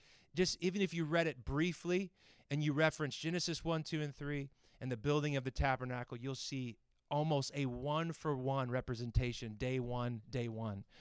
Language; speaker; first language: English; native; English